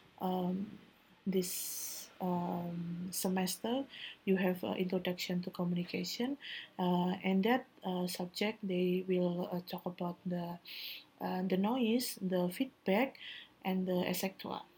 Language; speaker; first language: English; non-native, learner; Indonesian